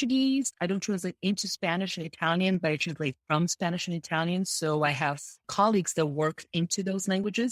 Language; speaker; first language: English; non-native, fluent; Portuguese